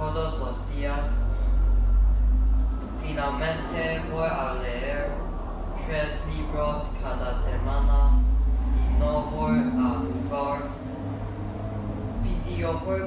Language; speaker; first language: Spanish; non-native, learner; English